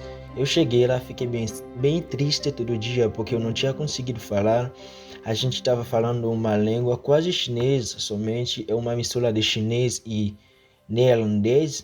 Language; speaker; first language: Portuguese; non-native, fluent; Haitian Creole